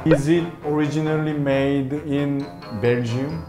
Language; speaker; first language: English; non-native, learner; Korean